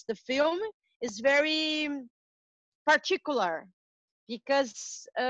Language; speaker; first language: English; non-native, learner; Portuguese